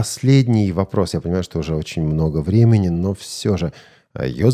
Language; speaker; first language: Russian; native; Russian